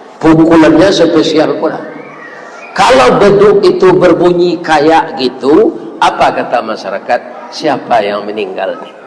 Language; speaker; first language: Malay; non-native, local second language; Minangkabau